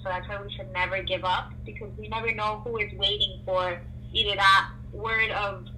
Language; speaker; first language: English; native; English